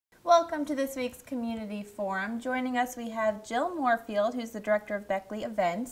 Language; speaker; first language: English; native; English